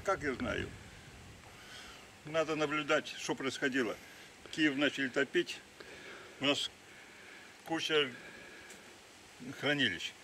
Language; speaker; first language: Russian; native; Russian